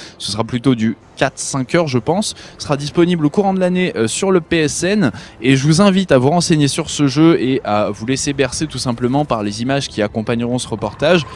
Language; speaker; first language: French; native; French